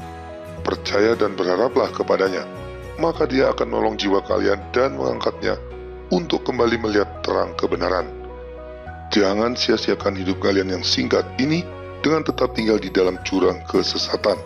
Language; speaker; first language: Indonesian; native; Indonesian